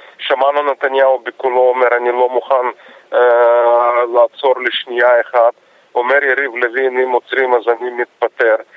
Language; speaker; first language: Hebrew; non-native, fluent; Russian